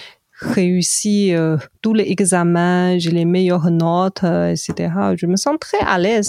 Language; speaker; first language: French; non-native, fluent; Chinese